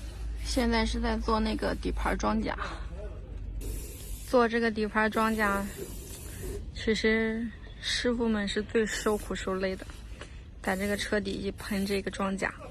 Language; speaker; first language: Chinese; native; Chinese